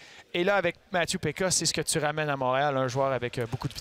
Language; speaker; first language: French; native; French